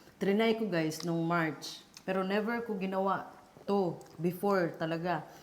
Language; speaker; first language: Filipino; non-native, local second language; Cebuano